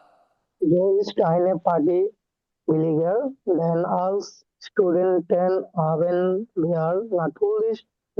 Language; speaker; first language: German; non-native, learner; Bangla